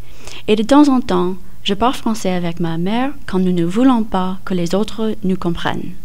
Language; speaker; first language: French; non-native, fluent; English